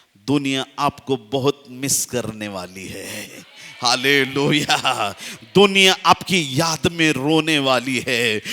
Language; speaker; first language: Hindi; non-native, local second language; Marathi